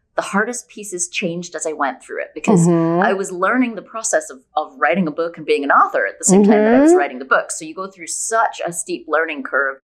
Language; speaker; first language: English; native; English